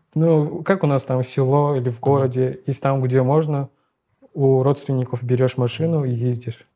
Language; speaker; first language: Russian; non-native, local second language; Uzbek